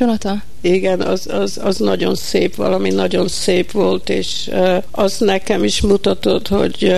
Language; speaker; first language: Hungarian; early bilingual, heritage; Hungarian